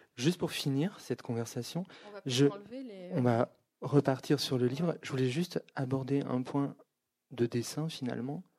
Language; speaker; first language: French; native; French